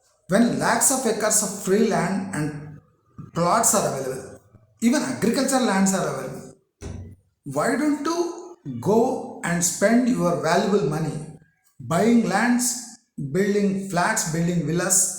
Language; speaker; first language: English; non-native, local second language; Telugu